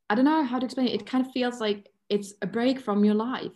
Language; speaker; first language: English; non-native, fluent; German